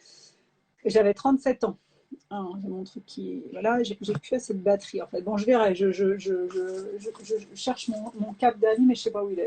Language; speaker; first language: French; native; French